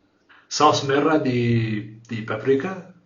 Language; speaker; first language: Indonesian; non-native, learner; English